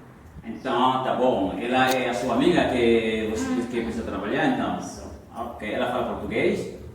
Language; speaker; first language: Portuguese; non-native, learner; Haitian Creole